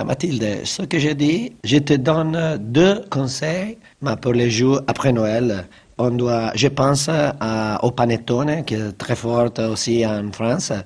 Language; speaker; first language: French; non-native, fluent; Italian